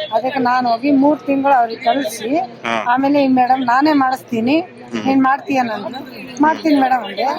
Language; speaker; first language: Kannada; non-native, local second language; Lambadi